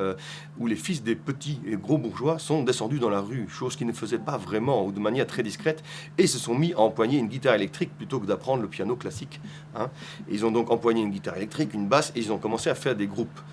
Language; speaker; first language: French; native; French